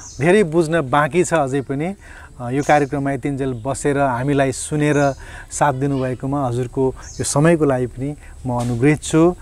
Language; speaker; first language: Nepali; native; Nepali